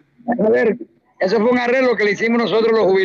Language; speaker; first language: Spanish; native; Spanish